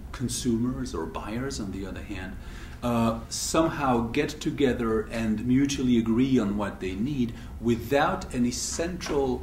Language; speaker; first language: English; non-native, fluent; French